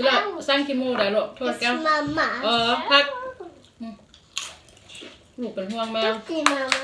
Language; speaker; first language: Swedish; non-native, learner; Thai